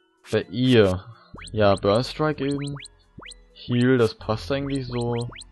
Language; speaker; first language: German; native; German